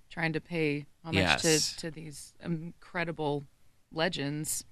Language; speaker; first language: English; native; English